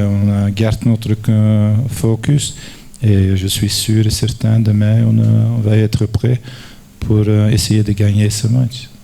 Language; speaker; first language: French; non-native, fluent; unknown